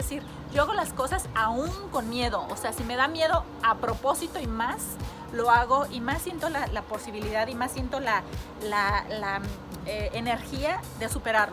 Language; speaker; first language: Spanish; native; Spanish